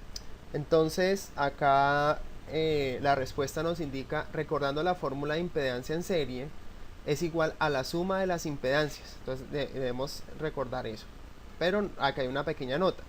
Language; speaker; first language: Spanish; native; Spanish